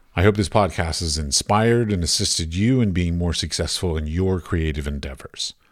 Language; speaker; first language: English; native; English